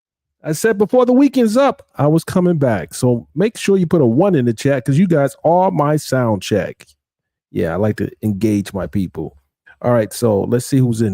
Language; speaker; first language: English; native; English